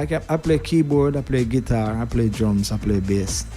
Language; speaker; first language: English; native; English